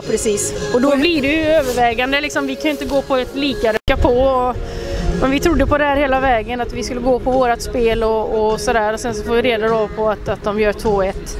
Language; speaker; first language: Swedish; native; Swedish